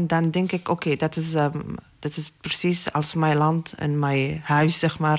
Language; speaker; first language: Dutch; non-native, learner; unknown